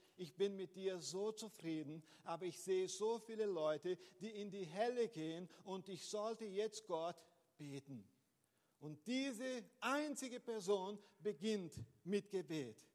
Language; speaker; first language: German; non-native, fluent; Portuguese